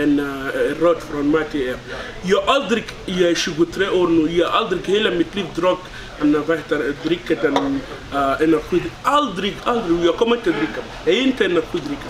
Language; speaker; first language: Swedish; non-native, learner; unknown